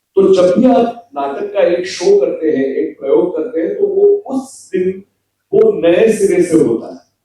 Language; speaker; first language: Hindi; non-native, local second language; Gujarati